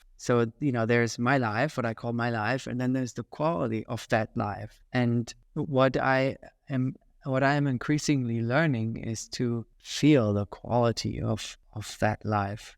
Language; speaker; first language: English; non-native, fluent; German